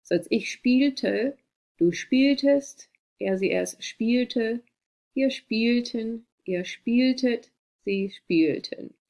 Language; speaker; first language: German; non-native, fluent; English